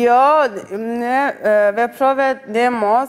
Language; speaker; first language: Czech; non-native, learner; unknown